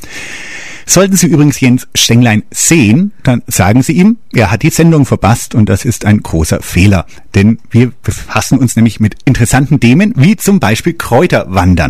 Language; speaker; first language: German; native; German